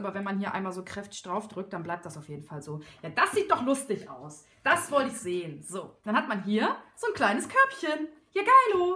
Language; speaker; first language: German; native; German